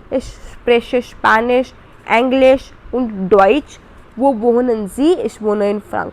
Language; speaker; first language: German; non-native, fluent; Hindi